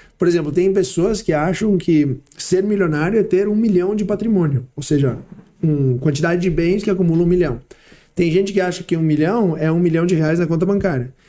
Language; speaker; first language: Portuguese; early bilingual, heritage; Portuguese